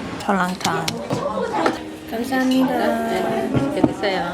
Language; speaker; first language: Korean; early bilingual, heritage; English